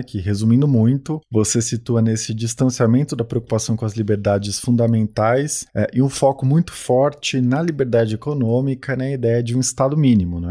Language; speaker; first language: Portuguese; native; Portuguese